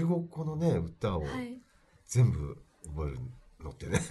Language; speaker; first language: Japanese; native; Japanese